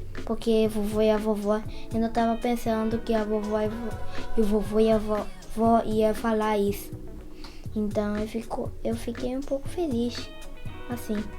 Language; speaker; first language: Portuguese; early bilingual, heritage; Portuguese